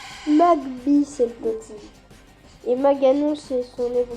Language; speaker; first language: French; native; French